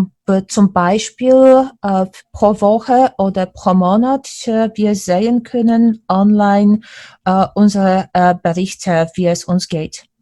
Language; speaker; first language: German; non-native, fluent; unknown